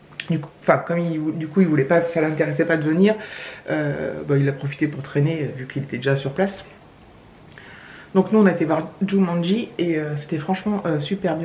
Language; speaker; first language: French; native; French